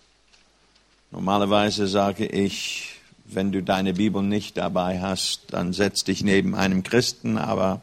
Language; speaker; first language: German; non-native, fluent; English